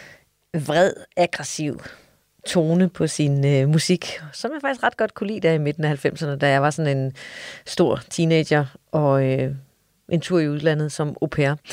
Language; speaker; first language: Danish; native; Danish